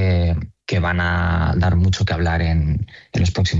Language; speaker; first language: Spanish; native; Spanish